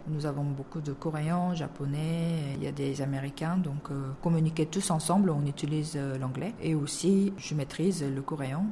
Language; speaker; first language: French; non-native, fluent; Korean